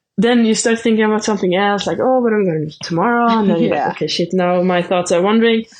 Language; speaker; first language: English; non-native, fluent; Swedish